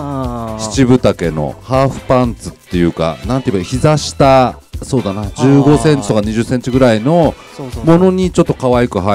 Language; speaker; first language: Japanese; native; Japanese